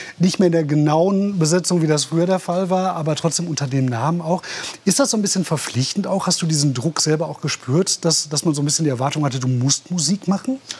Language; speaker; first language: German; native; German